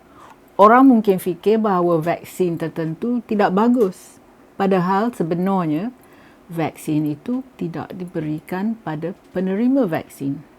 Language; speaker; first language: Malay; native; Malay